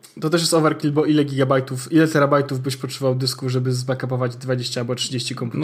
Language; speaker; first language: Polish; native; Polish